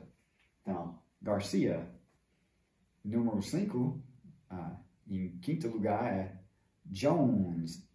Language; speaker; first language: Portuguese; non-native, fluent; English